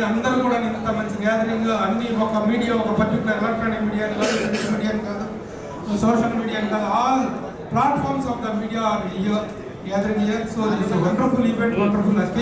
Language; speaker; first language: Telugu; native; Telugu